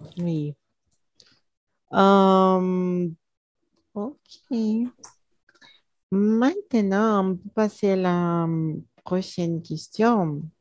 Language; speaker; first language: French; non-native, learner; Portuguese